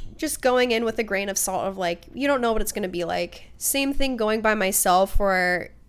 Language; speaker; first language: English; native; English